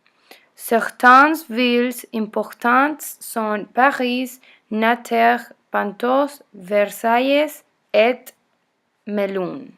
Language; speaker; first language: French; non-native, learner; Spanish